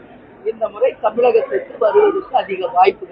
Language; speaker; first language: Tamil; native; Tamil